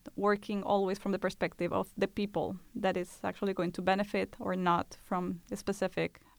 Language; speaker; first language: English; non-native, fluent; Spanish